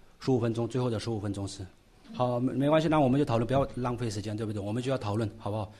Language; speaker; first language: Chinese; non-native, local second language; Tibetan